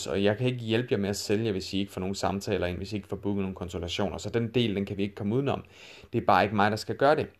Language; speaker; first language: Danish; native; Danish